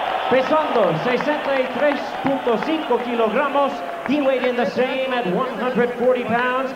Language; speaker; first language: English; native; English